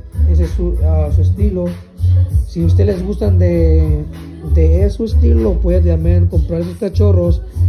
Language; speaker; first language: Spanish; early bilingual, heritage; Spanish